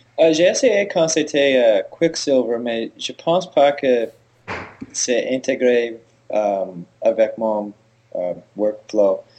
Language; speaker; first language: French; non-native, learner; English